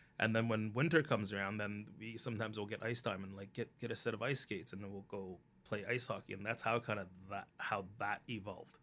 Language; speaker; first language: English; early bilingual, other home language; Cantonese